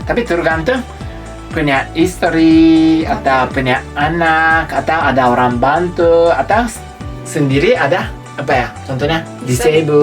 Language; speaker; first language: Indonesian; non-native, fluent; Japanese